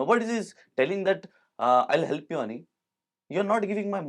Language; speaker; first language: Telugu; non-native, local second language; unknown